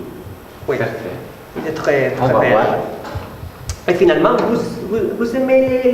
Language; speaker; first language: French; non-native, learner; Spanish